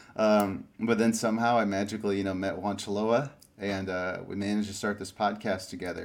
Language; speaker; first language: English; native; English